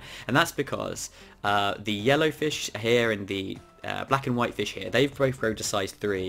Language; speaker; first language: English; native; English